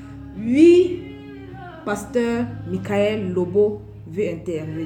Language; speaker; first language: French; non-native, local second language; Basaa